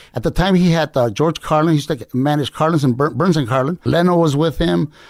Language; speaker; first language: English; native; English